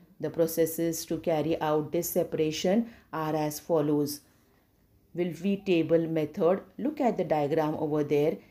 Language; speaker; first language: English; non-native, local second language; Marathi